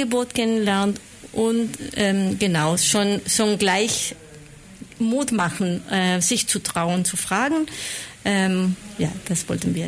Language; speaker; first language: German; non-native, fluent; Spanish